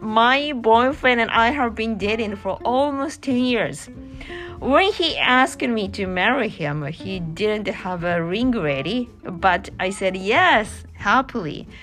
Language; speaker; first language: English; non-native, learner; Japanese